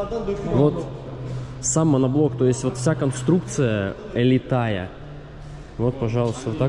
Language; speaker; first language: Russian; native; Russian